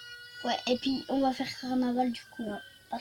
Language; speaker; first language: French; native; French